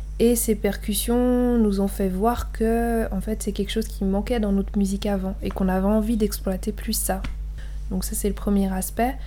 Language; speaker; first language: French; native; French